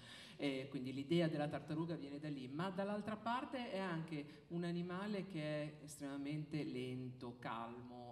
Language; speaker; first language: Italian; native; Italian